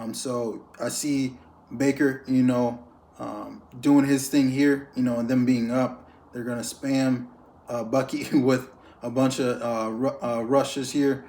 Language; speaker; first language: English; native; English